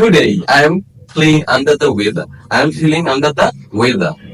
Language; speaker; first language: English; non-native, local second language; Bangla